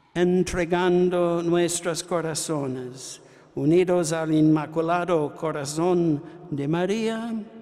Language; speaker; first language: Spanish; non-native, fluent; English